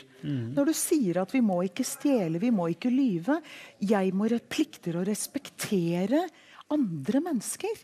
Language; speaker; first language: Norwegian; early bilingual, heritage; Norwegian